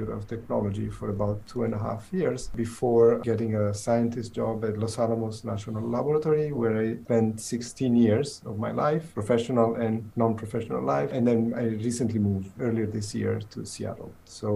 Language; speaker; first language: English; non-native, fluent; Italian